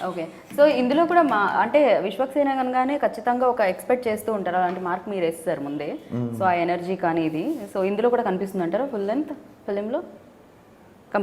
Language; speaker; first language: Telugu; native; Telugu